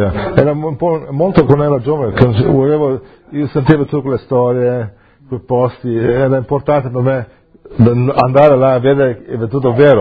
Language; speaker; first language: Italian; early bilingual, heritage; English